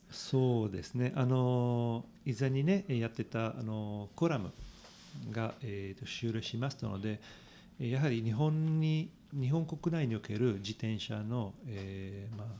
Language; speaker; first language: Japanese; non-native, fluent; Italian